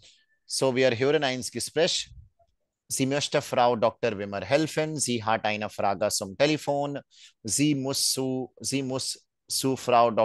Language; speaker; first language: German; non-native, fluent; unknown